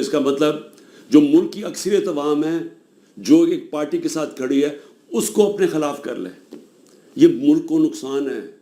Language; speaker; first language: Urdu; native; Urdu